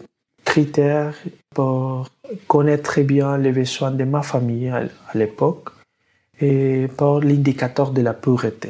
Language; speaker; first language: French; non-native, learner; Spanish